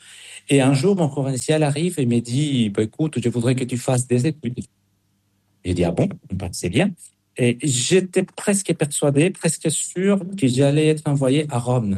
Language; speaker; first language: French; non-native, fluent; Spanish